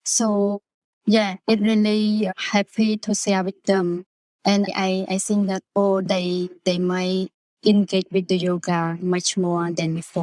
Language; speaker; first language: English; non-native, learner; Khmer